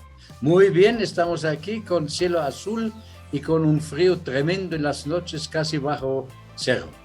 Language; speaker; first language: Spanish; non-native, fluent; German